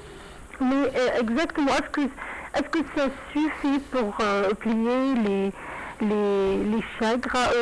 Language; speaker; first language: French; non-native, learner; Arabic